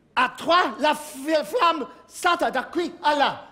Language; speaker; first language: French; non-native, learner; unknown